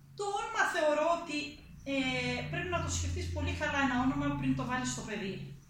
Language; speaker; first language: Greek; early bilingual, heritage; Greek